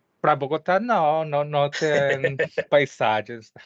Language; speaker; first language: Portuguese; non-native, learner; Spanish